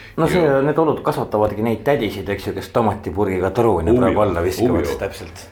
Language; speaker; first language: Estonian; native; Estonian